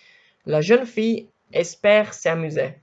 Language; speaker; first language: French; non-native, learner; Spanish